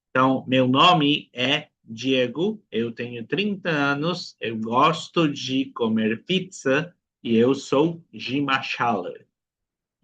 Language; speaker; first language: Portuguese; non-native, fluent; Spanish